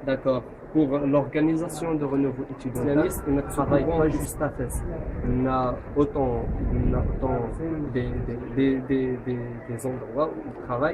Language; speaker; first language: French; non-native, local second language; Arabic